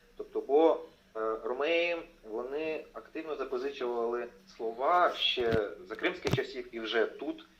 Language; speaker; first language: Ukrainian; non-native, local second language; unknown